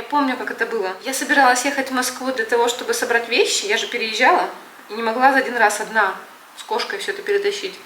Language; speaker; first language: Russian; native; Russian